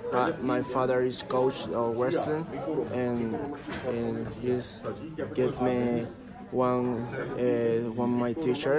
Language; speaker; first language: English; non-native, learner; Spanish